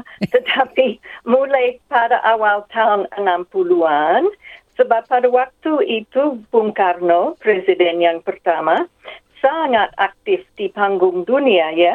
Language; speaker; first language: Indonesian; non-native, fluent; English